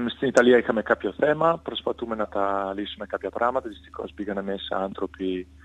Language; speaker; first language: Greek; non-native, fluent; Italian